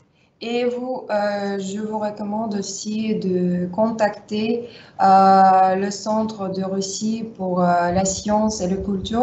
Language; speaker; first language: French; non-native, fluent; Russian